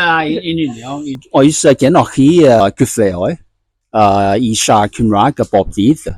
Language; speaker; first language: Welsh; non-native, learner; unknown